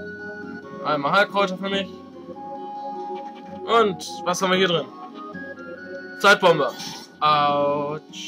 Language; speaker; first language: German; native; German